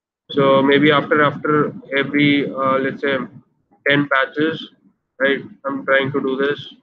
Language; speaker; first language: English; non-native, local second language; Hindi